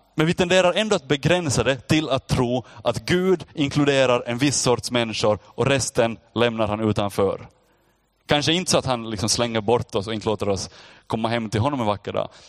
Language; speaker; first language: Swedish; native; Swedish